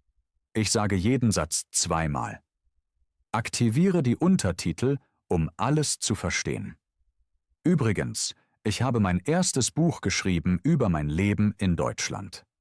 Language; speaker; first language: German; non-native, fluent; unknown